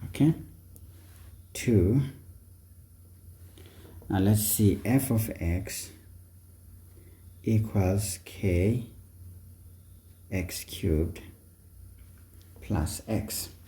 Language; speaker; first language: English; non-native, local second language; Xhosa